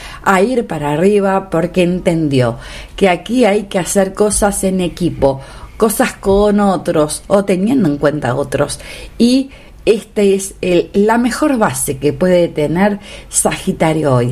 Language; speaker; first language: Spanish; native; Spanish